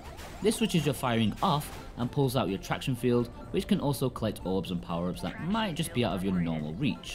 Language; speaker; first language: English; native; English